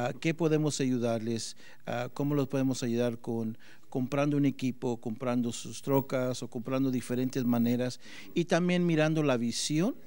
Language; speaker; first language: Spanish; early bilingual, heritage; Spanish